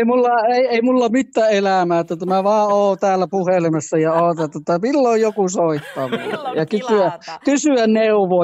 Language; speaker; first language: Finnish; early bilingual, heritage; Finnish